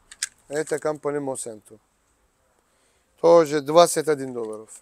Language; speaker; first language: Russian; non-native, learner; Turkish